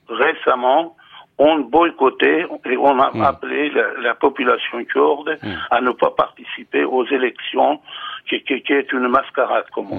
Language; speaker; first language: French; non-native, fluent; Kurdish